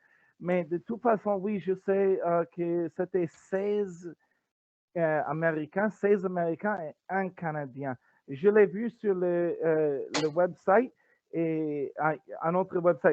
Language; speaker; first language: French; non-native, learner; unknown